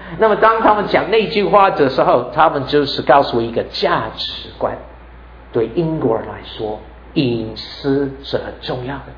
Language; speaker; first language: Chinese; non-native, fluent; English